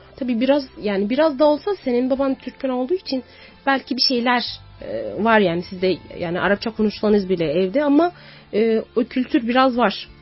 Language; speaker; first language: Turkish; non-native, fluent; Arabic